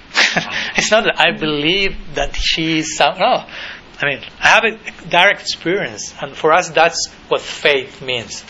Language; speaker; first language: English; non-native, fluent; Spanish